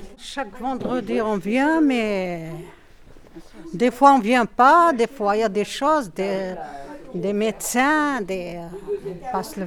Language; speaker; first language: French; non-native, local second language; Arabic